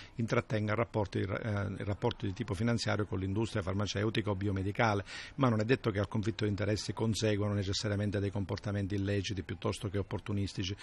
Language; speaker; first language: Italian; native; Italian